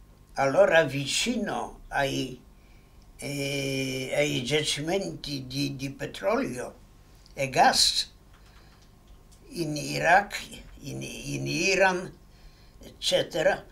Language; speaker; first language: Italian; non-native, fluent; Polish